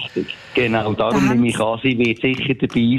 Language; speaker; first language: German; native; German